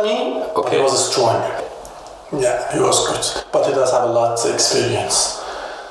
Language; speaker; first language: English; non-native, fluent; Persian